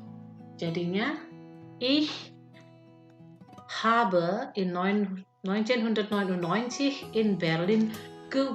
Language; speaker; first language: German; non-native, fluent; Indonesian